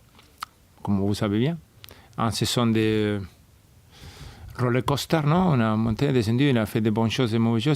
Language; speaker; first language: French; non-native, fluent; Spanish